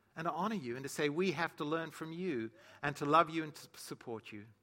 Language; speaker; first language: English; native; English